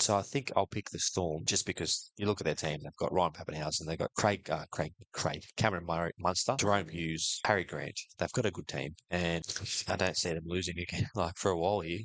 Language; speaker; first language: English; native; English